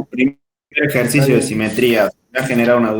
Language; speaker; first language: Spanish; native; Spanish